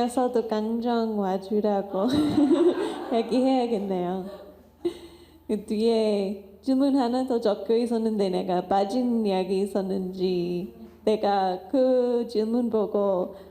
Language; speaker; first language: Korean; non-native, fluent; English